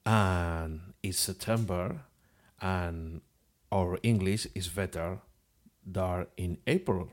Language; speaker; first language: English; non-native, learner; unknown